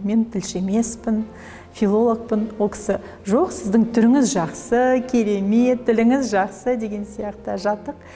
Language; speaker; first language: Kazakh; non-native, local second language; Russian